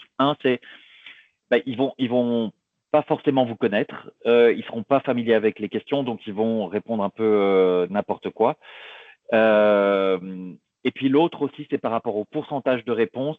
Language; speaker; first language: French; native; French